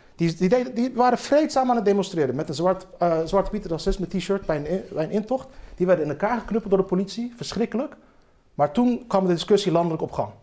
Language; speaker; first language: Dutch; early bilingual, other home language; Turkish